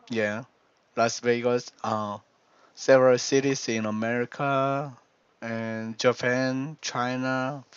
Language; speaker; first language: English; non-native, learner; Korean